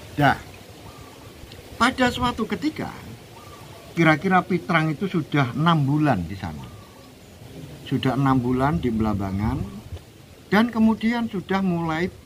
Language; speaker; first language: Indonesian; non-native, local second language; Javanese